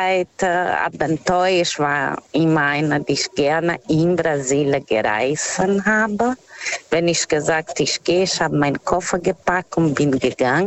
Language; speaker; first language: German; non-native, fluent; Portuguese